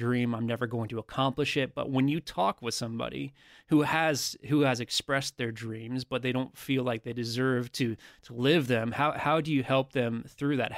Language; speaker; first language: English; native; English